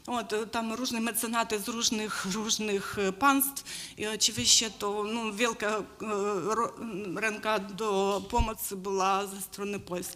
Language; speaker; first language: Polish; non-native, learner; Ukrainian